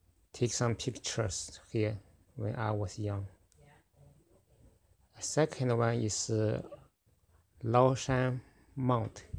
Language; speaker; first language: English; non-native, fluent; Chinese